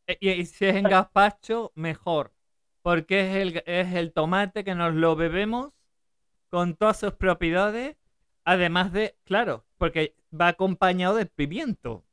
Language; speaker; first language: Spanish; early bilingual, other home language; German